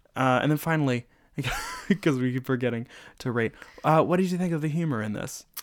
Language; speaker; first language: English; native; English